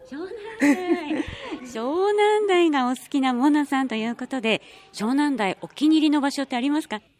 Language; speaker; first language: Japanese; native; Japanese